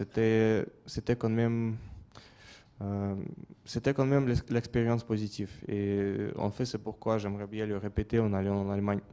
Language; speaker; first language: French; non-native, fluent; Russian